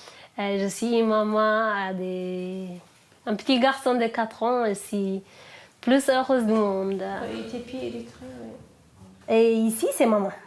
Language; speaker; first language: French; non-native, learner; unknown